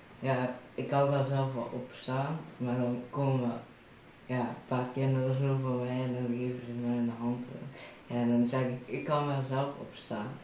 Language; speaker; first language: Dutch; early bilingual, other home language; Chinese